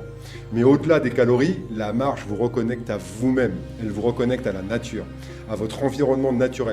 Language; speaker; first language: French; native; French